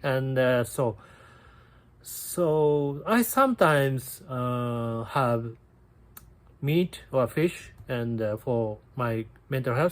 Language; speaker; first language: English; non-native, learner; Japanese